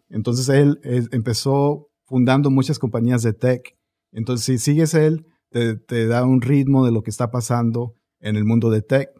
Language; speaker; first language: Spanish; early bilingual, heritage; Spanish